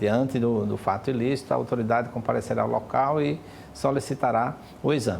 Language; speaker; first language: Portuguese; native; Portuguese